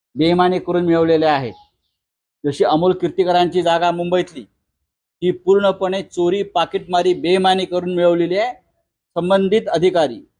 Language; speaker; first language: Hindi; non-native, local second language; Marathi